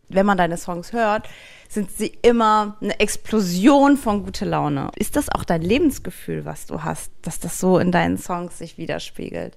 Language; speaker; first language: German; native; German